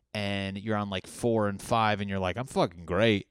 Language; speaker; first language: English; native; English